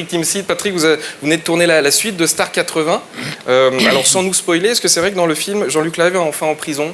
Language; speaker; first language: French; native; French